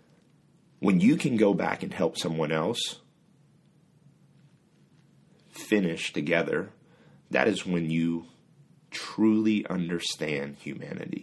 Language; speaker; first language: English; native; English